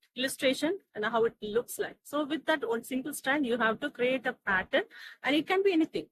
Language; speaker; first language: English; non-native, local second language; Tamil